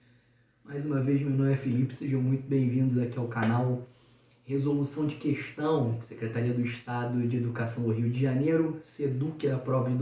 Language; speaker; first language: Portuguese; native; Portuguese